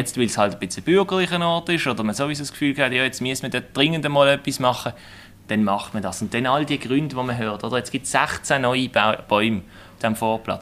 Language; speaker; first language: German; native; German